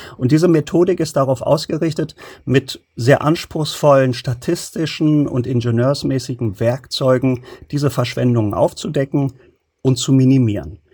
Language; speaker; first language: German; early bilingual, other home language; Turkish